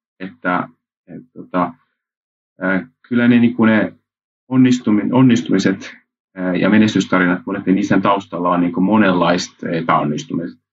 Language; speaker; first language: Finnish; early bilingual, heritage; Finnish